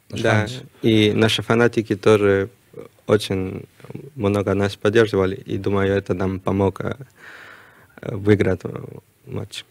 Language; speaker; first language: Russian; non-native, learner; Spanish